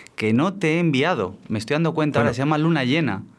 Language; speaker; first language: Spanish; native; Spanish